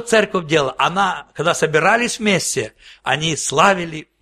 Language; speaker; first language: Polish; non-native, learner; Russian